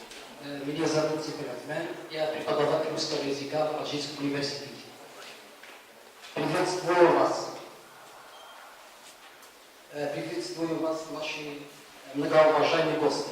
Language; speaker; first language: Russian; non-native, fluent; Arabic